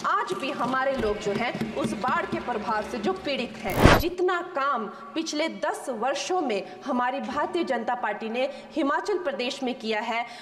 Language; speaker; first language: Hindi; native; Hindi